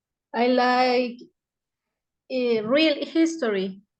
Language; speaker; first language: English; non-native, learner; Spanish